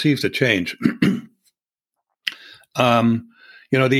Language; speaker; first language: English; non-native, fluent; German